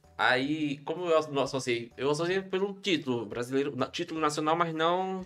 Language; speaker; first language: Portuguese; native; Portuguese